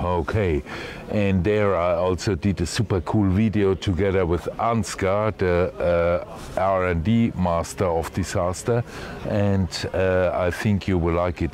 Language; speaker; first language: English; non-native, fluent; German